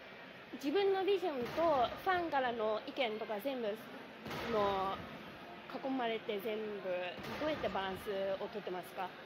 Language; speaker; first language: Japanese; early bilingual, heritage; English